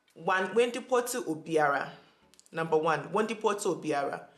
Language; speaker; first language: English; non-native, local second language; Akan